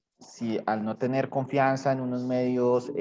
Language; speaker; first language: Spanish; native; Spanish